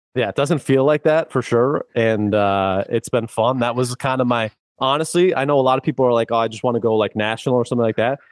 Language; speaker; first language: English; native; English